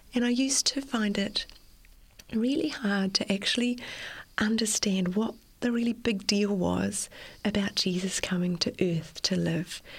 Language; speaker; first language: English; native; English